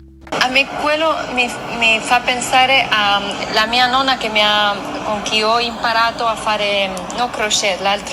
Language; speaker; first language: Italian; non-native, fluent; Spanish